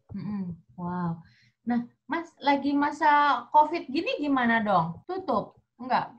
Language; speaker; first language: Indonesian; native; Indonesian